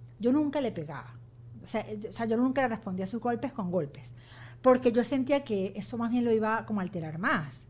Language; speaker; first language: Spanish; native; Spanish